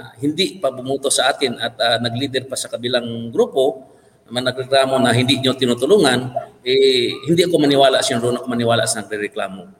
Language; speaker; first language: Filipino; non-native, local second language; Cebuano